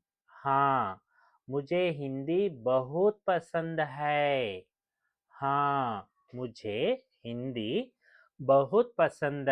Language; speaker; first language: Hindi; non-native, local second language; Telugu